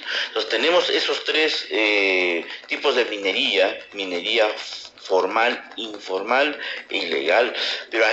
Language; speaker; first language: Spanish; native; Spanish